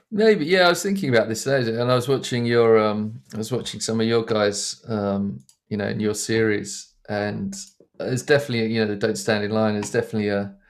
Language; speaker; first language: English; native; English